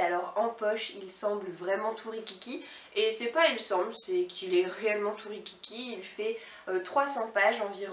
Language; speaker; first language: French; native; French